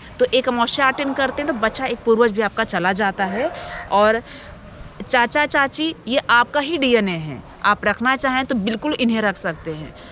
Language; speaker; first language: Hindi; native; Hindi